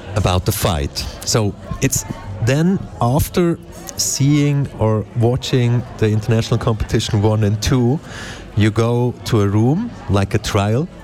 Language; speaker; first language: English; non-native, fluent; German